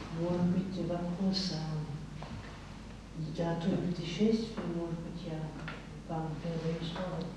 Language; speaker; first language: Russian; non-native, fluent; French